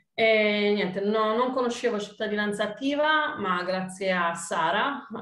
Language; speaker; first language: Italian; native; Italian